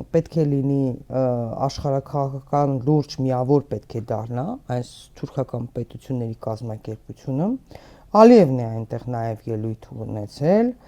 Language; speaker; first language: Armenian; native; Armenian